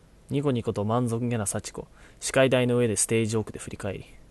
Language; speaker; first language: Japanese; early bilingual, heritage; Japanese